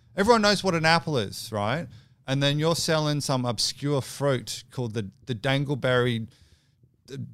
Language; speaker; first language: English; native; English